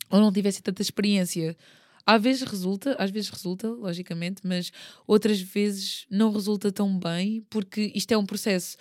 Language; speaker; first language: Portuguese; native; Portuguese